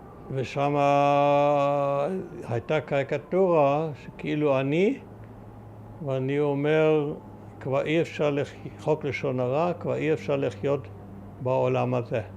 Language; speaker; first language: Hebrew; early bilingual, other home language; German